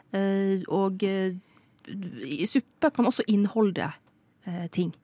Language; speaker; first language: Norwegian; non-native, fluent; Filipino